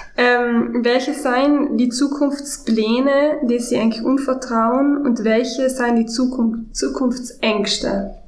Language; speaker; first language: German; native; German